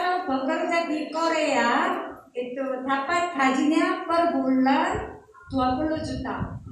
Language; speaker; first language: Indonesian; non-native, learner; Korean